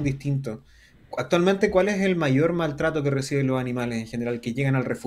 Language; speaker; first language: Spanish; native; Spanish